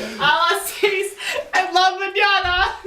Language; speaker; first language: Spanish; non-native, learner; English